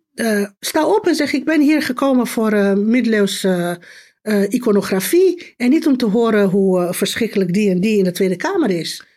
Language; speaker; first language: Dutch; non-native, fluent; Romanian